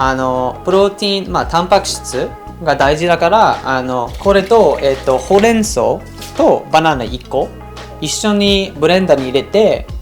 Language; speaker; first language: Japanese; non-native, fluent; English